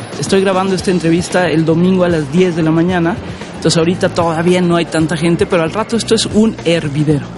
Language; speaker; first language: Spanish; native; Spanish